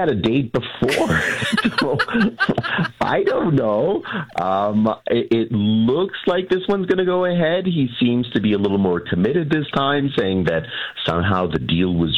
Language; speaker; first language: English; native; English